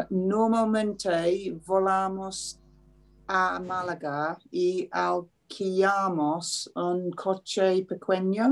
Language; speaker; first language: Spanish; non-native, learner; English